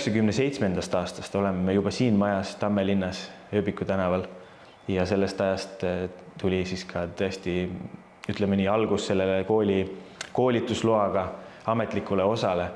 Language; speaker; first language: Estonian; native; Estonian